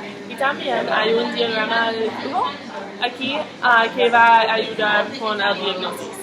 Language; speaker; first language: Spanish; non-native, learner; English